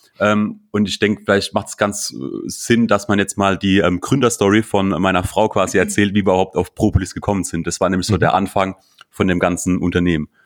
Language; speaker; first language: German; native; German